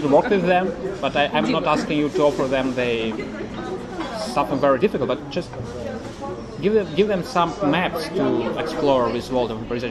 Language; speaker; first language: English; non-native, fluent; Russian